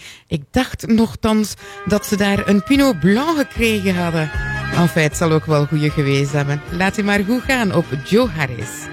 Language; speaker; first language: Dutch; native; Dutch